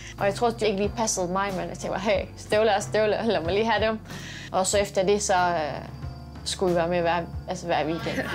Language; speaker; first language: Danish; early bilingual, other home language; Persian